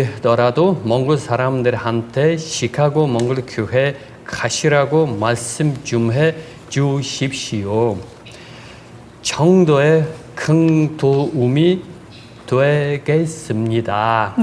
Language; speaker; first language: Korean; non-native, learner; Mongolian